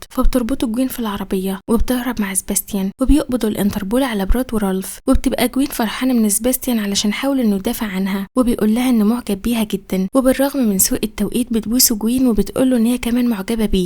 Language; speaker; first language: Arabic; native; Arabic